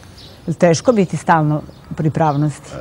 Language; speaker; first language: Serbian; native; Serbian